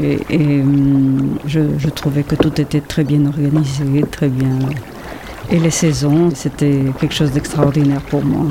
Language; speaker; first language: French; non-native, fluent; Spanish